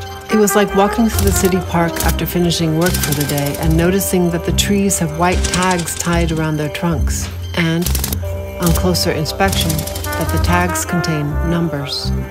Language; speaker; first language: English; native; English